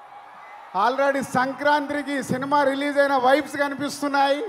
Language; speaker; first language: Telugu; native; Telugu